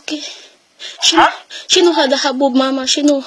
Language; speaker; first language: Arabic; non-native, learner; Filipino